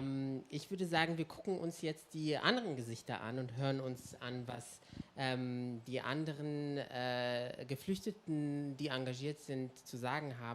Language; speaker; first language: German; native; German